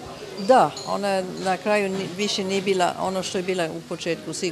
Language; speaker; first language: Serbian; early bilingual, heritage; Serbian